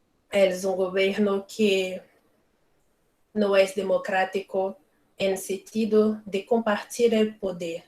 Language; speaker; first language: Spanish; non-native, learner; Portuguese